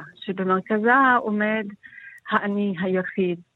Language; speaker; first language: Hebrew; non-native, fluent; German